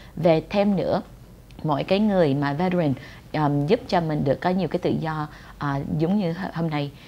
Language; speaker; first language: Vietnamese; early bilingual, heritage; Vietnamese